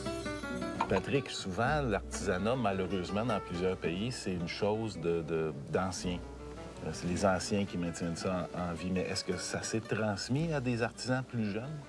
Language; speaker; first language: French; native; French